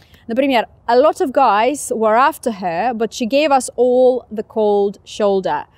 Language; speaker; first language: English; non-native, fluent; Russian